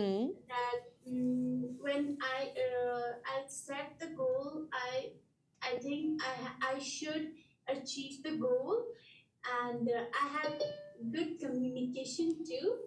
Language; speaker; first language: English; non-native, learner; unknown